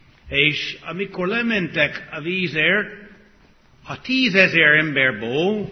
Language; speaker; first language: Hungarian; non-native, fluent; English